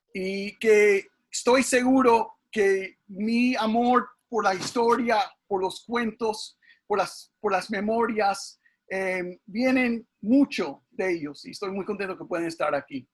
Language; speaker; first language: Spanish; early bilingual, heritage; English